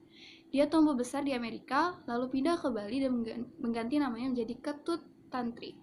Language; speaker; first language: Indonesian; native; Indonesian